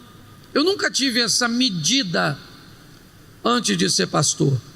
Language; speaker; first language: Portuguese; native; Portuguese